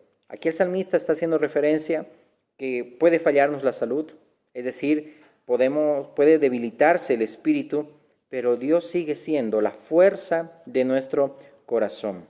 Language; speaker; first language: Spanish; native; Spanish